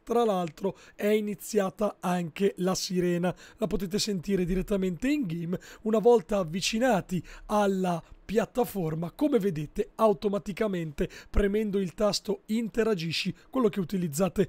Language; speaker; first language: Italian; native; Italian